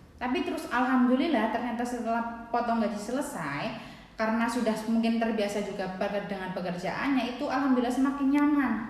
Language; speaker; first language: Indonesian; native; Indonesian